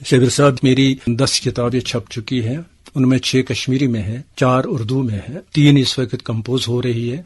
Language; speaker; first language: Urdu; non-native, local second language; Kashmiri